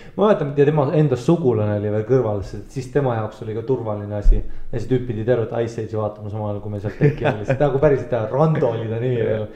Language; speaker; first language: Estonian; early bilingual, heritage; Estonian